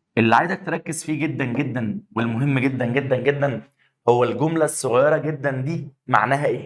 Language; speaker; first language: Arabic; native; Arabic